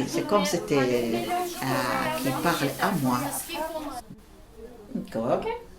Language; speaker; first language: French; non-native, learner; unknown